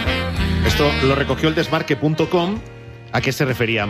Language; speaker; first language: Spanish; native; Spanish